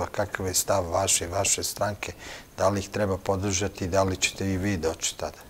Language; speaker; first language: Croatian; native; Croatian